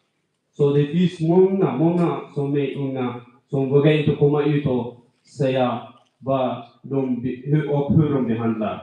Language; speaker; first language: Swedish; non-native, fluent; Tigrinya